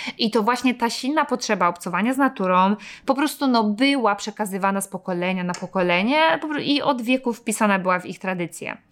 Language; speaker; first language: Polish; native; Polish